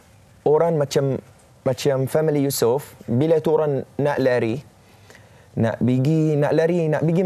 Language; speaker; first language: Indonesian; non-native, fluent; Arabic